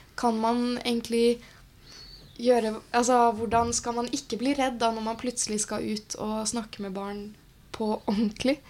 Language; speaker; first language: Norwegian; native; Norwegian